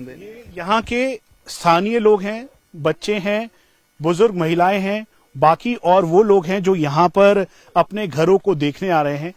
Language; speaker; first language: Hindi; native; Hindi